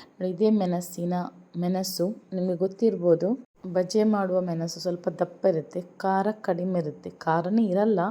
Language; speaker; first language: Kannada; non-native, local second language; Urdu